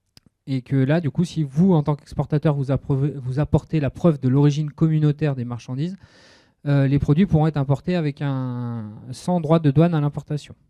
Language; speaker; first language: French; native; French